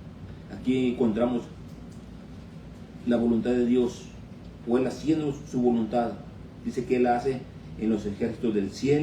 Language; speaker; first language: Spanish; native; Spanish